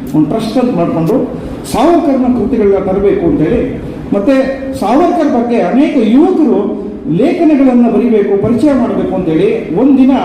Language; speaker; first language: Kannada; native; Kannada